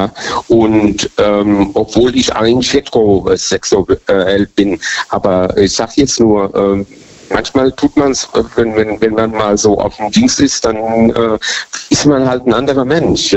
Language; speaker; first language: German; native; German